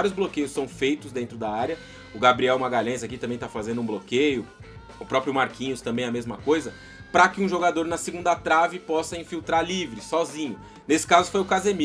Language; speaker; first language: Portuguese; native; Portuguese